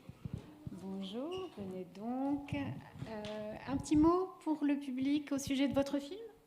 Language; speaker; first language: French; native; French